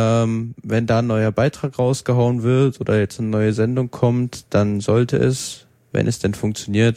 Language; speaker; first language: German; native; German